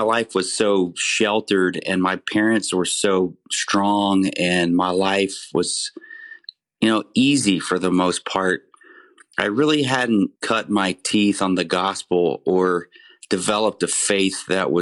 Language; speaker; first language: English; native; English